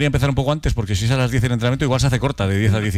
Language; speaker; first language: Spanish; native; Spanish